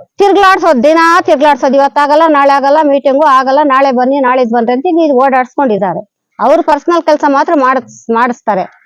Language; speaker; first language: Kannada; native; Kannada